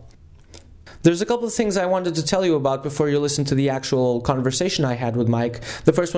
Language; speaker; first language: English; non-native, fluent; Portuguese